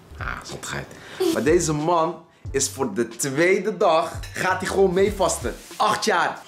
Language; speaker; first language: Dutch; early bilingual, other home language; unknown